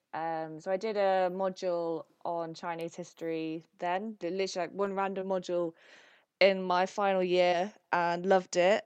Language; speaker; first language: English; early bilingual, other home language; Italian